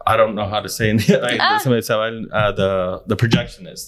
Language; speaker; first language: English; early bilingual, other home language; Spanish